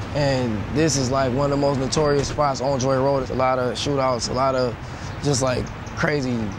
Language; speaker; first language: English; native; English